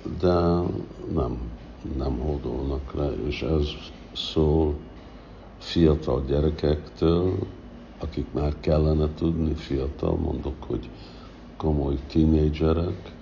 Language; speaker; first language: Hungarian; early bilingual, heritage; Hungarian